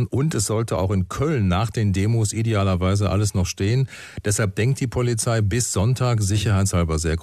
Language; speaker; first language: German; native; German